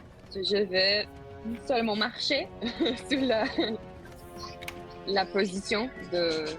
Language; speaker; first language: French; non-native, learner; Spanish